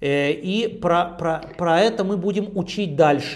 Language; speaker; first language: Russian; native; Russian